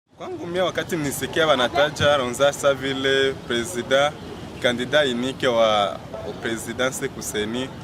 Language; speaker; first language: Swahili; native; Swahili